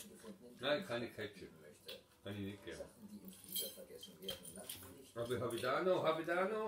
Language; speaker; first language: German; non-native, learner; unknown